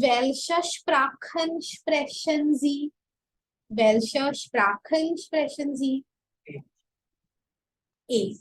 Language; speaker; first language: German; non-native, fluent; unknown